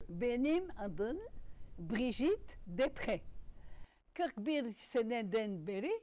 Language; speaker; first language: Turkish; non-native, learner; French